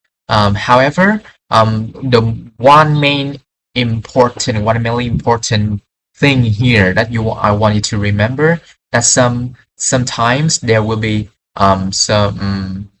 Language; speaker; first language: English; non-native, fluent; Vietnamese